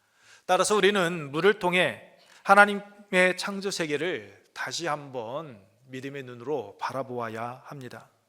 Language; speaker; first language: Korean; native; Korean